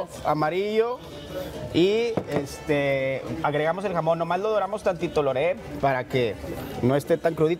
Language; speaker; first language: Spanish; native; Spanish